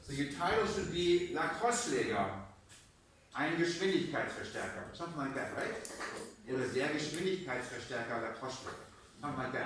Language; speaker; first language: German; non-native, fluent; English